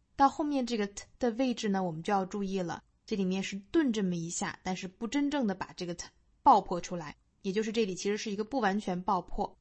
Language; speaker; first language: Chinese; native; Chinese